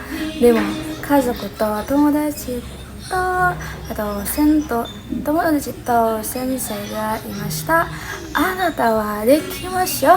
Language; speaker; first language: Japanese; non-native, learner; Indonesian